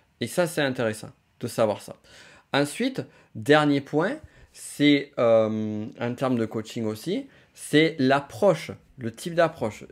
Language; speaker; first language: French; native; French